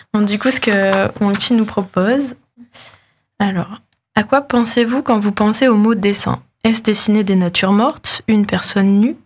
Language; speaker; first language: French; native; French